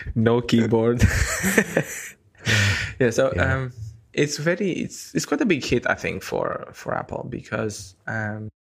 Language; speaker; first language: English; non-native, fluent; Romanian